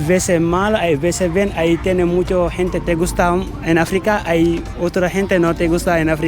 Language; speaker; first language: Spanish; non-native, local second language; Wolof